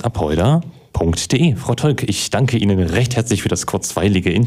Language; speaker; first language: German; native; German